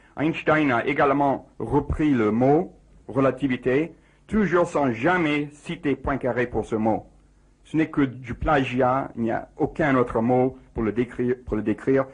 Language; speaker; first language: French; non-native, fluent; English